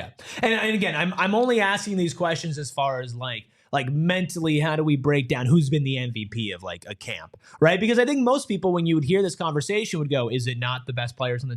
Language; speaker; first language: English; native; English